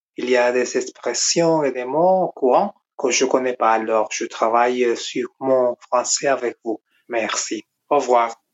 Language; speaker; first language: French; non-native, learner; Spanish